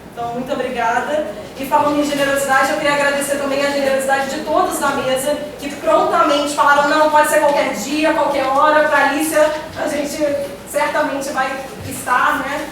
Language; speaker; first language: Portuguese; native; Portuguese